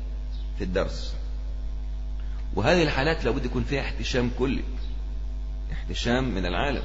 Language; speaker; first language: Arabic; native; Arabic